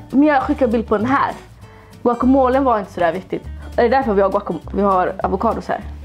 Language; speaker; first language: Swedish; early bilingual, other home language; Somali